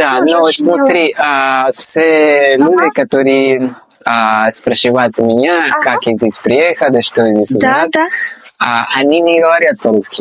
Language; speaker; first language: Russian; non-native, learner; Spanish